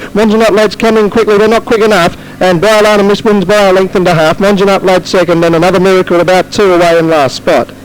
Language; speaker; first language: English; native; English